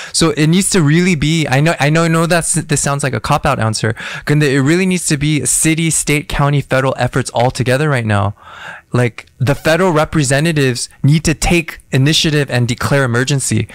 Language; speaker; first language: English; early bilingual, other home language; Korean